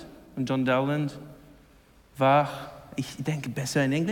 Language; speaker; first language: German; non-native, learner; English